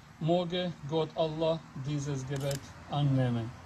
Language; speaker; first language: German; non-native, fluent; Albanian